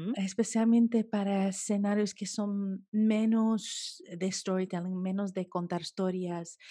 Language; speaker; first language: Spanish; early bilingual, heritage; Spanish